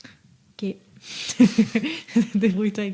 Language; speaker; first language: French; native; French